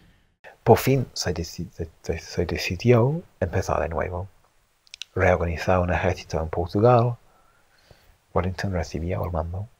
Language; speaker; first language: Spanish; non-native, fluent; English